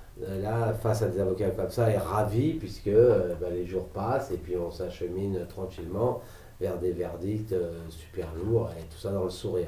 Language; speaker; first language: French; native; French